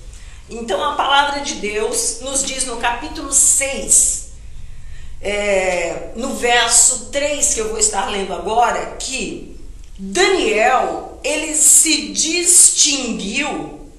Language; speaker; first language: Portuguese; native; Portuguese